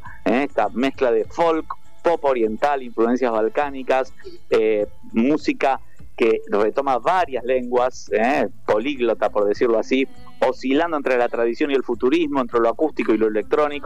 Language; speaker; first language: Spanish; native; Spanish